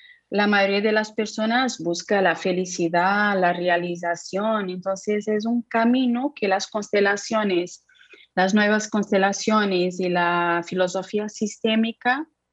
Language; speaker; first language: Spanish; non-native, fluent; Portuguese